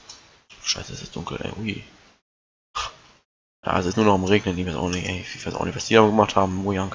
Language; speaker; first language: German; native; German